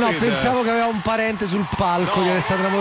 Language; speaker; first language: Italian; native; Italian